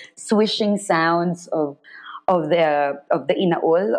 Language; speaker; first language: English; non-native, local second language; Filipino